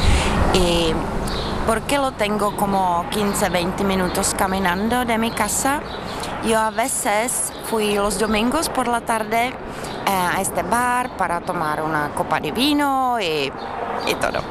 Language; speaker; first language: Spanish; non-native, fluent; Czech